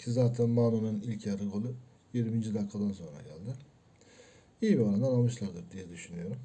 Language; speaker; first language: Turkish; native; Turkish